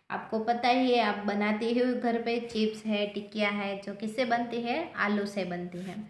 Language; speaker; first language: Hindi; non-native, local second language; Gujarati